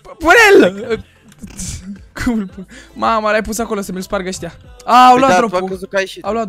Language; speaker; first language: Romanian; native; Romanian